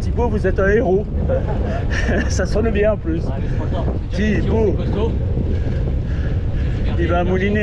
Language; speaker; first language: French; native; French